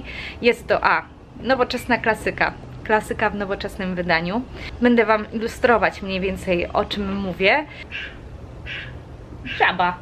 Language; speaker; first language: Polish; native; Polish